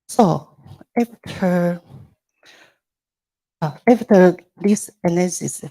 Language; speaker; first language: English; non-native, learner; Chinese